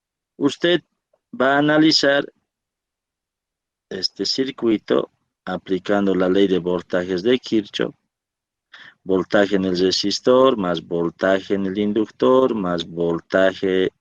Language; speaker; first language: Spanish; native; Spanish